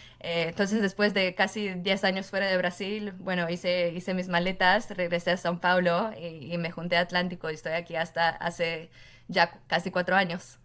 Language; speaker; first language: Spanish; non-native, fluent; Portuguese